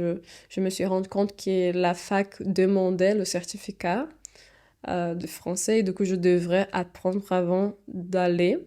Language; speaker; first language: French; non-native, fluent; Portuguese